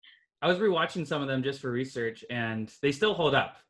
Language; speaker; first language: English; native; English